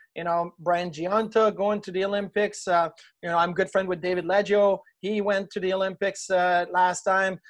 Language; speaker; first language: English; native; English